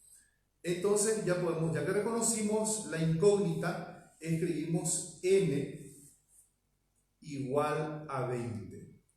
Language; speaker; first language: Spanish; native; Spanish